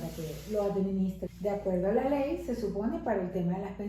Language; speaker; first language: Spanish; native; Spanish